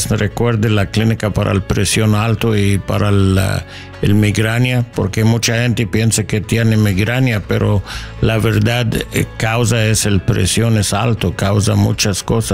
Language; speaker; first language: Spanish; non-native, learner; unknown